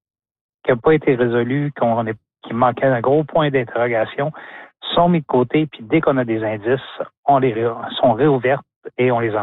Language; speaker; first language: French; native; French